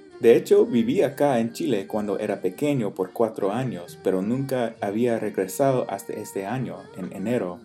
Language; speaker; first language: Spanish; non-native, fluent; English